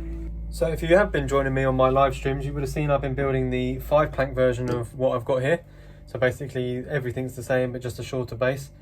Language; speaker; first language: English; native; English